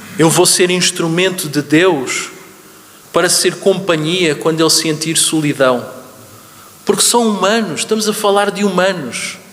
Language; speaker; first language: Portuguese; native; Portuguese